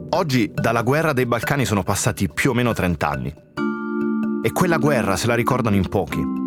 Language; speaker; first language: Italian; native; Italian